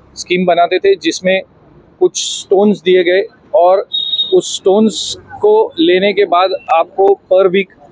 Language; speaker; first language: Hindi; non-native, local second language; Marathi